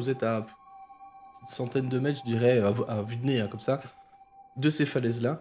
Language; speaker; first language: French; native; French